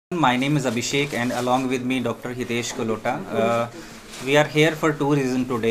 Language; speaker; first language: Hindi; native; Hindi